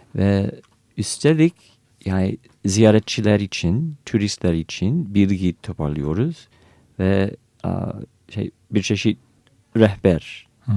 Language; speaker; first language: Turkish; non-native, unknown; English